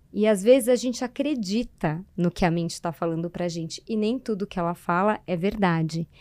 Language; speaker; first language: Portuguese; native; Portuguese